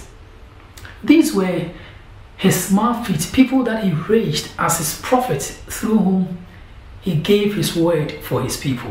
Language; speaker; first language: English; non-native, local second language; Akan